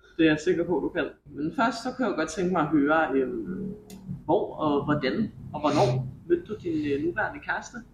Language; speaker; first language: Danish; native; Danish